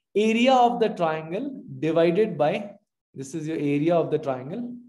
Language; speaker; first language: English; non-native, local second language; Hindi